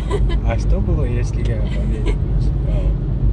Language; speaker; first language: Russian; non-native, local second language; Uzbek